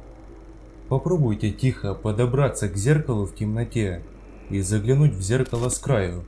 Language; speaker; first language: Russian; native; Russian